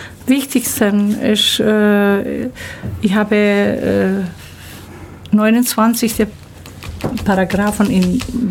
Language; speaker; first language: German; early bilingual, other home language; Turkish